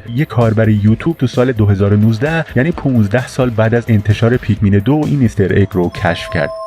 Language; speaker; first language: Persian; native; Persian